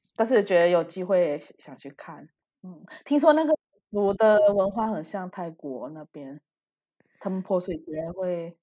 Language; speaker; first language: Chinese; early bilingual, heritage; Chinese